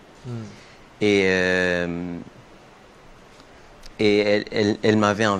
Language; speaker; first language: French; non-native, local second language; Lingala